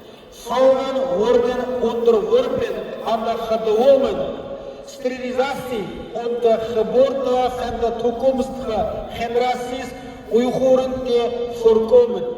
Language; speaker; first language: Dutch; non-native, learner; Uyghur